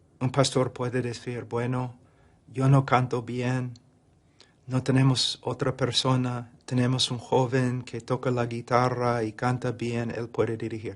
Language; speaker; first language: Spanish; non-native, fluent; English